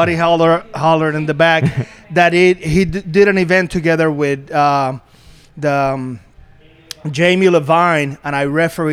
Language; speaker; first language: English; non-native, fluent; Spanish